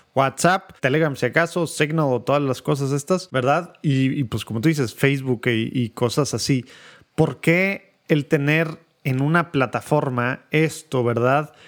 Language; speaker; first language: Spanish; native; Spanish